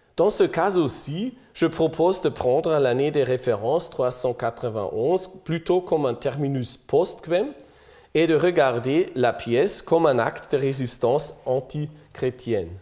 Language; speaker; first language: French; non-native, fluent; German